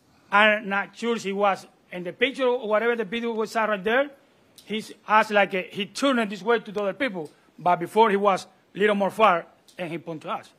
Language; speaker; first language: English; non-native, learner; Spanish